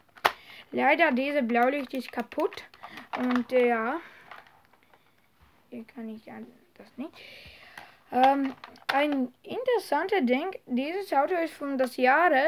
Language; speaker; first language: German; non-native, learner; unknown